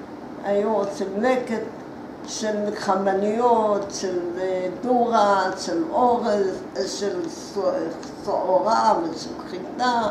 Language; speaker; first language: Hebrew; early bilingual, other home language; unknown